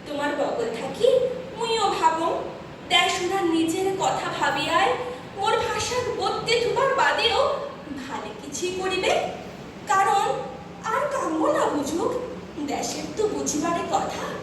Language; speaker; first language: Bangla; non-native, local second language; Rangpuri